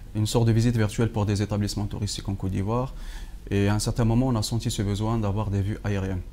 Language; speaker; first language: French; non-native, local second language; Arabic